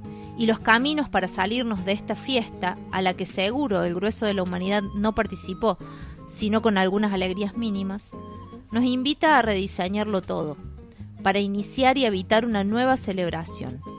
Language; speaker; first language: Spanish; native; Spanish